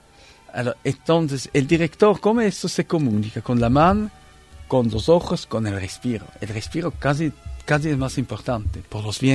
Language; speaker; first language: Spanish; non-native, fluent; Italian